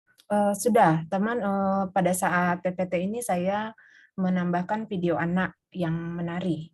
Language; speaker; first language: Indonesian; native; Indonesian